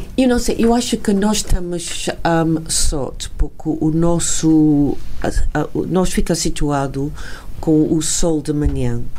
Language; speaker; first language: Portuguese; non-native, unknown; English